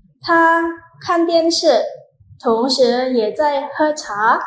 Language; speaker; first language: Chinese; non-native, fluent; Indonesian